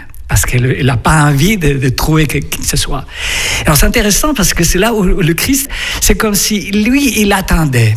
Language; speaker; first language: French; non-native, fluent; Spanish